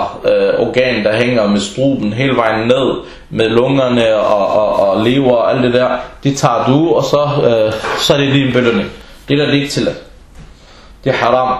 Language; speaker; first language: Danish; early bilingual, other home language; Arabic